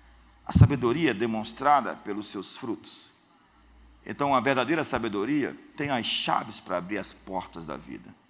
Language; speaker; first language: Portuguese; native; Portuguese